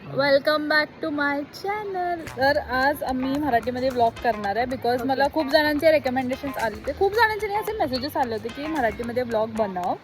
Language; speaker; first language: Marathi; non-native, local second language; Hindi